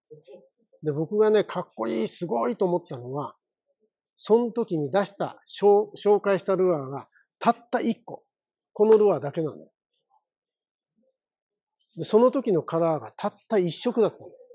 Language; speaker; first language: Japanese; native; Japanese